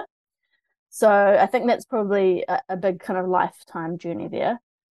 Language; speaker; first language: English; native; English